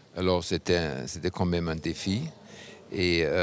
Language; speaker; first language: French; non-native, fluent; German